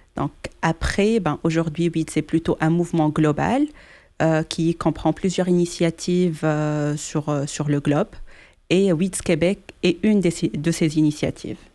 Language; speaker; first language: French; non-native, local second language; Arabic